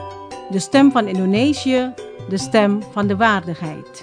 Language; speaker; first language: Dutch; non-native, fluent; Indonesian